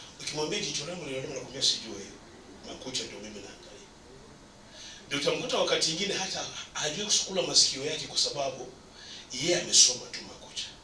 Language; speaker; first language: Swahili; non-native, local second language; Nande